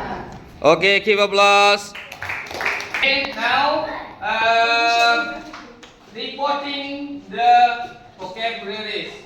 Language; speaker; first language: English; non-native, fluent; Indonesian